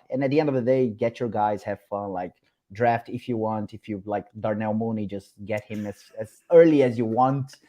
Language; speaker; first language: English; non-native, fluent; Portuguese